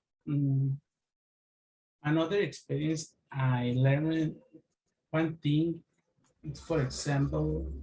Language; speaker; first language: English; non-native, learner; Spanish